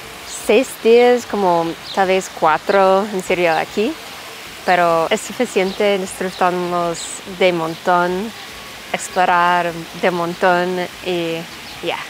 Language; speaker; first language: Spanish; non-native, learner; English